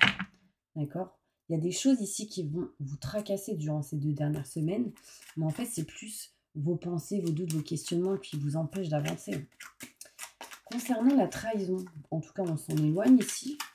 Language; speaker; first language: French; native; French